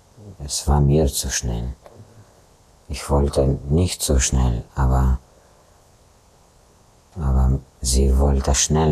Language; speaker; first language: German; non-native, fluent; Russian